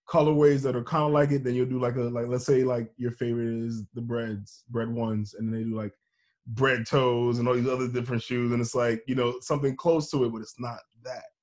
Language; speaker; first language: English; native; English